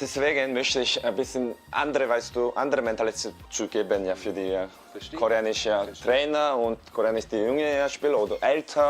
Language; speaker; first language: German; non-native, learner; Korean